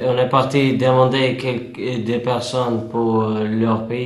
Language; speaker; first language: French; non-native, learner; Albanian